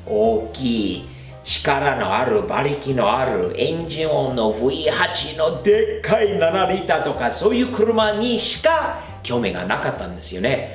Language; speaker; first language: Japanese; non-native, fluent; English